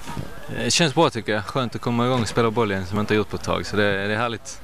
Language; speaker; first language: Swedish; native; Swedish